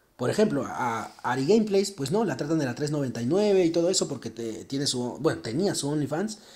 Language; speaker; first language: Spanish; native; Spanish